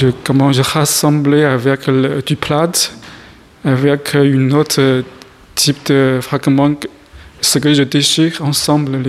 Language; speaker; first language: French; non-native, learner; Chinese